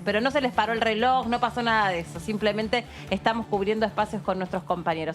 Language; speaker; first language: Spanish; native; Spanish